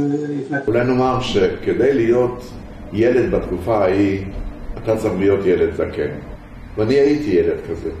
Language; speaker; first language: Hebrew; early bilingual, other home language; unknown